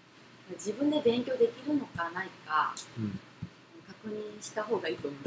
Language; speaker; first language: Japanese; non-native, fluent; Korean